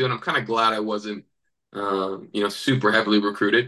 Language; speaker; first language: English; native; English